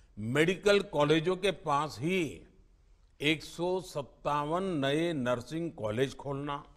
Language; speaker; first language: Hindi; non-native, local second language; Gujarati